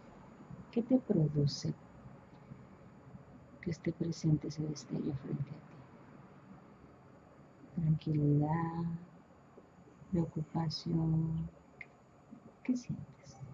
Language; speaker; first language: Spanish; native; Spanish